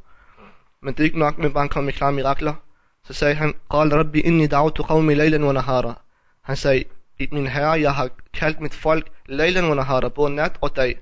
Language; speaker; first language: Danish; early bilingual, other home language; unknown